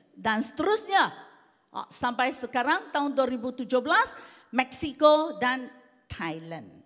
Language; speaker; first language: Malay; non-native, local second language; Chinese